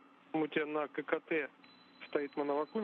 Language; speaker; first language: Russian; native; Russian